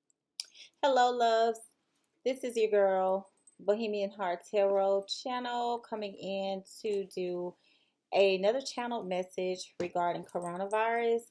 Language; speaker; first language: English; native; English